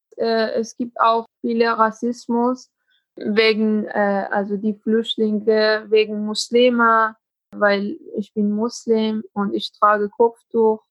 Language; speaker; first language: German; non-native, learner; Persian